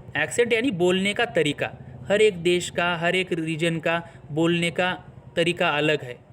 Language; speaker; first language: Hindi; non-native, local second language; Marathi